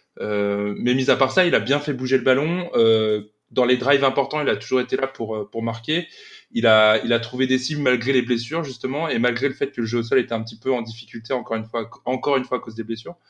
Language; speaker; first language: French; native; French